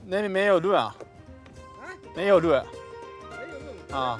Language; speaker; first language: Chinese; non-native, learner; Japanese